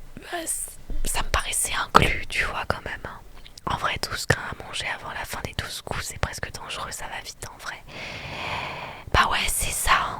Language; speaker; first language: French; native; French